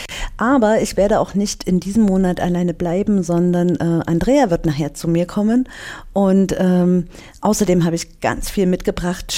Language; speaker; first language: German; native; German